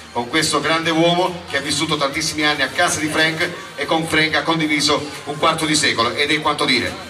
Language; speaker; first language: Italian; native; Italian